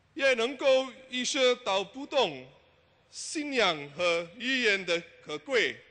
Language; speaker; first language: Chinese; non-native, local second language; English